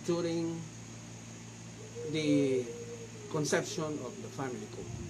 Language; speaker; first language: English; non-native, local second language; Filipino